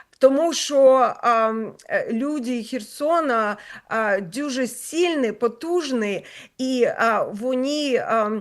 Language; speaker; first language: Ukrainian; non-native, local second language; Russian